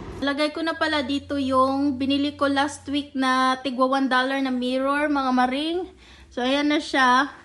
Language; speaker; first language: Filipino; native; Filipino